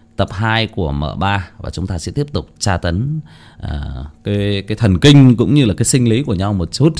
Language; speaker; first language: Vietnamese; non-native, local second language; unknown